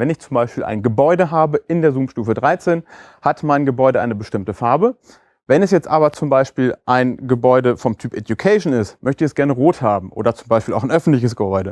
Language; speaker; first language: German; native; German